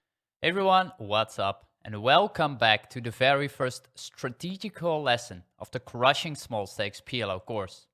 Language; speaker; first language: English; non-native, fluent; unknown